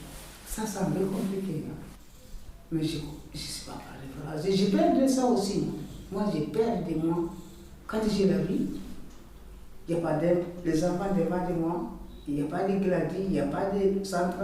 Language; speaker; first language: French; non-native, learner; Bambara